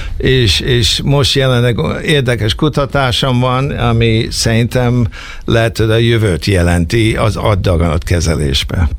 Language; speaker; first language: Hungarian; early bilingual, heritage; Hungarian